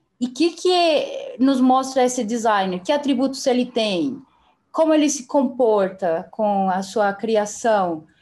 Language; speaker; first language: Portuguese; non-native, fluent; Spanish